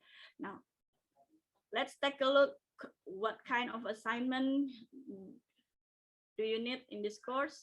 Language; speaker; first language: English; non-native, local second language; Indonesian